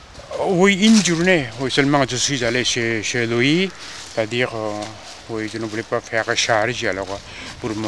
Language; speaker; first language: French; non-native, fluent; Korean